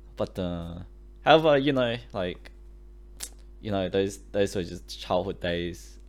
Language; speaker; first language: English; early bilingual, other home language; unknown